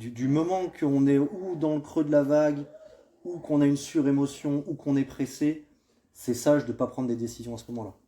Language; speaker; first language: French; native; French